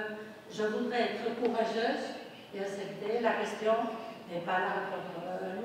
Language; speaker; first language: French; non-native, fluent; Spanish